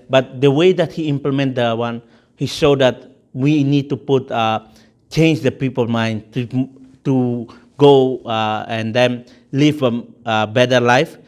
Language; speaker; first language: English; non-native, fluent; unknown